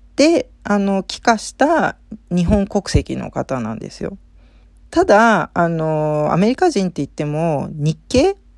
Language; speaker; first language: Japanese; native; Japanese